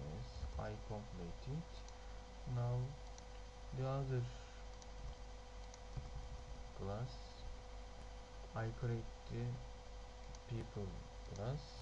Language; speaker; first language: English; non-native, learner; Turkish